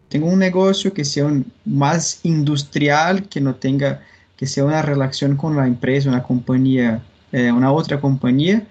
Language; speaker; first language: Spanish; non-native, fluent; Portuguese